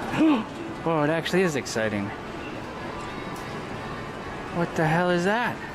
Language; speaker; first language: English; native; English